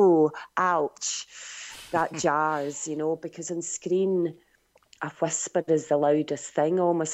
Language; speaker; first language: English; native; English